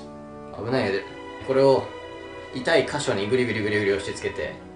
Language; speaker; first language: Japanese; native; Japanese